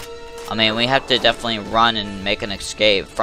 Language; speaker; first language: English; native; English